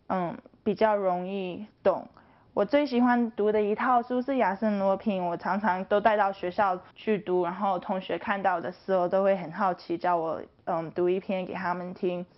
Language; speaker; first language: Chinese; early bilingual, heritage; Chinese